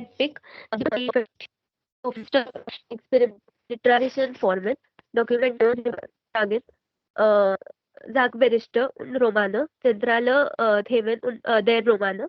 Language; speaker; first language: German; non-native, learner; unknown